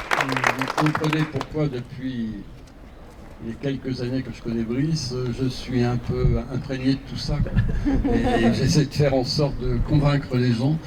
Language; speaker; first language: French; native; French